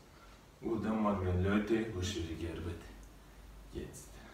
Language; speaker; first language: German; non-native, learner; Russian